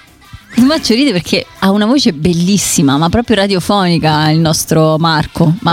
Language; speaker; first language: Italian; native; Italian